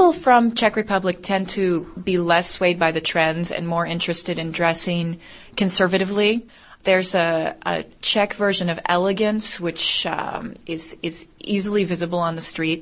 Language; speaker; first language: English; native; English